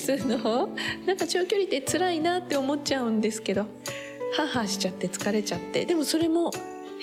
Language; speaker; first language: Japanese; native; Japanese